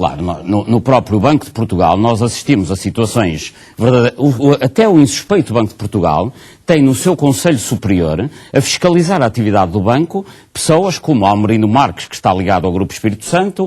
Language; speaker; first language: Portuguese; native; Portuguese